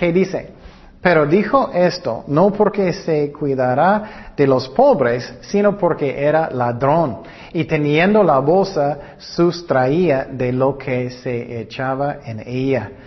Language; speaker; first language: Spanish; non-native, learner; English